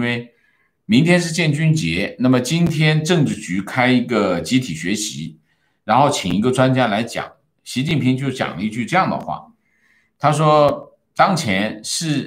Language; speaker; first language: Chinese; native; Chinese